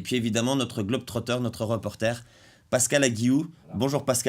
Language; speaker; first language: French; native; French